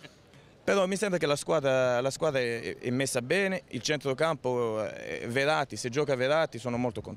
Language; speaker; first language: Italian; early bilingual, heritage; Italian